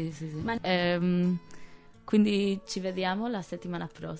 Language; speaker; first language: Italian; non-native, fluent; English